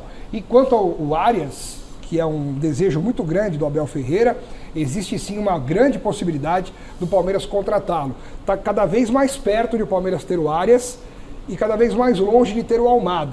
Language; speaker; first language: Portuguese; native; Portuguese